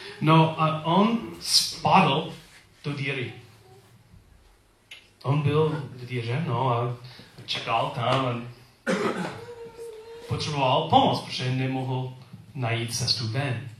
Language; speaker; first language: Czech; non-native, learner; English